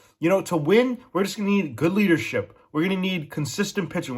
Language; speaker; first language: English; native; English